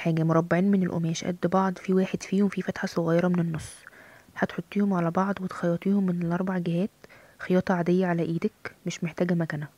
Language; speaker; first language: Arabic; native; Arabic